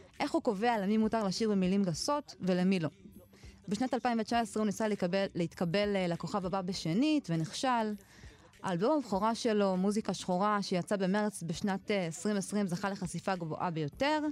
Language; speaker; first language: Hebrew; native; Hebrew